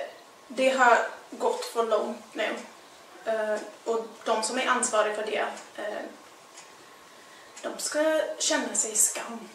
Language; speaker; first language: Swedish; non-native, fluent; English